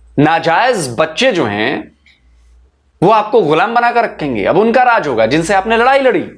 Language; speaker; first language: Hindi; native; Hindi